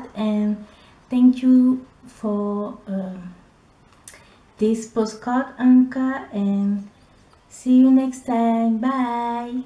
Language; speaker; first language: English; non-native, learner; French